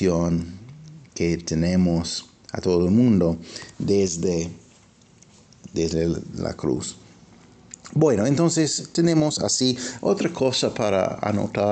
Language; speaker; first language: Spanish; non-native, fluent; English